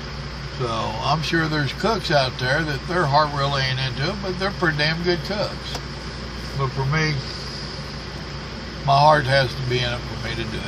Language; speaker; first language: English; native; English